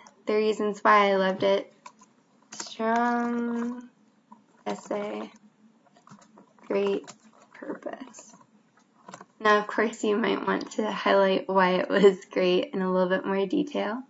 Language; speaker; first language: English; native; English